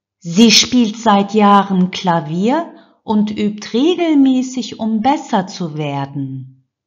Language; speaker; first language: German; non-native, fluent; Turkish